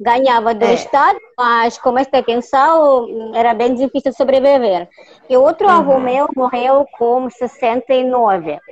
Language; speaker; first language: Portuguese; non-native, fluent; Russian